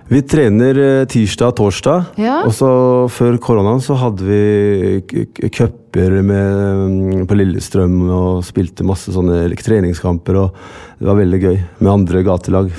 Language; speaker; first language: Norwegian; non-native, fluent; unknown